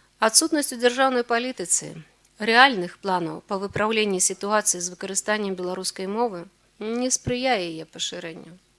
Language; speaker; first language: Belarusian; native; Belarusian